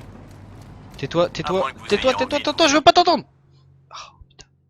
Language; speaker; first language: French; native; French